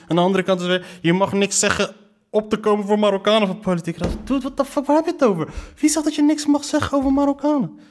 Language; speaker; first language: Dutch; early bilingual, other home language; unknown